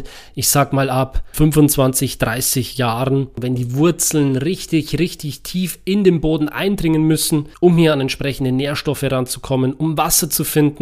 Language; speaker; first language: German; native; German